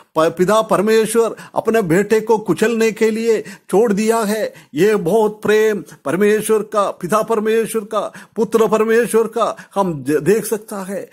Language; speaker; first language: Hindi; non-native, local second language; Malayalam